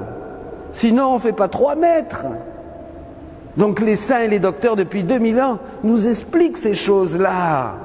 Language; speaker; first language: French; native; French